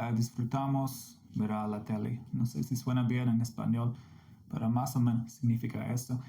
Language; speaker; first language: Spanish; non-native, fluent; English